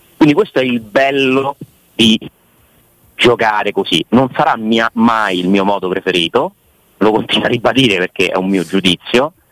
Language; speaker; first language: Italian; native; Italian